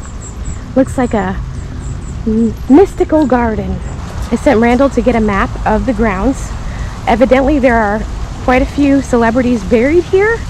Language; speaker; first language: English; native; English